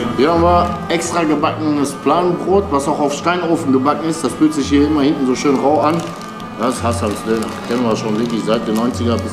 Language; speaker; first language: German; native; German